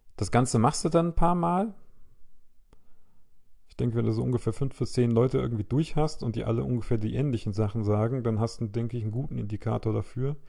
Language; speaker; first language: German; native; German